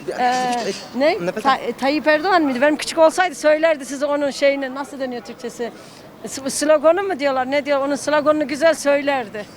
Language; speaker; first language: Turkish; early bilingual, heritage; Turkish